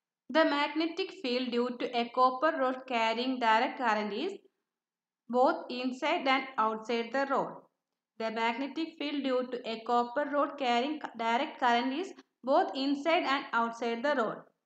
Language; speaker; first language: English; non-native, local second language; Malayalam